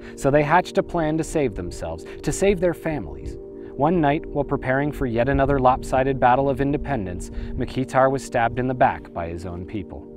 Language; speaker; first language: English; native; English